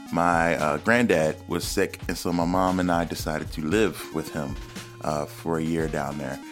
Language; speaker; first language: English; native; English